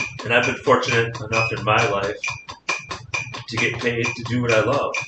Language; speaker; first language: English; native; English